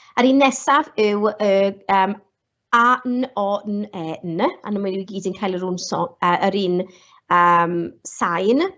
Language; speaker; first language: Welsh; non-native, local second language; English